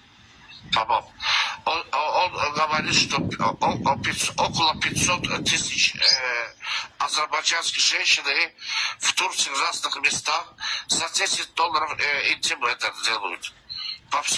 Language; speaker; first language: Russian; non-native, fluent; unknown